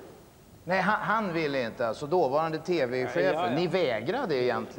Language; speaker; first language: Swedish; native; Swedish